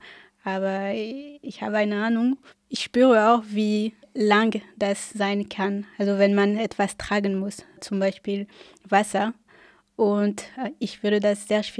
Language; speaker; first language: German; non-native, fluent; French